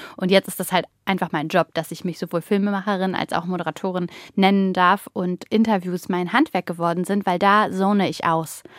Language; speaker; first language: German; early bilingual, other home language; Bulgarian